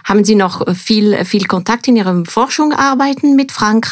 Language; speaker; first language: German; non-native, fluent; French